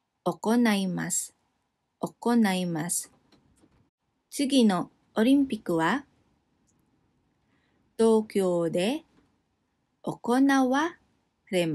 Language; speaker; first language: Japanese; non-native, fluent; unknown